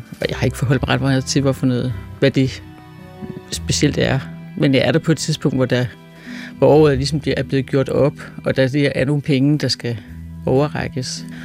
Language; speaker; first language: Danish; native; Danish